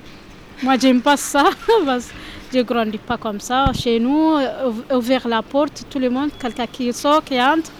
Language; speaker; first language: French; non-native, learner; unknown